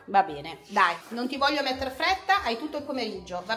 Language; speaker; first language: Italian; native; Italian